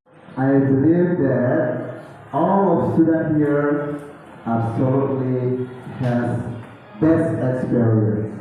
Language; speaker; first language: English; non-native, local second language; Indonesian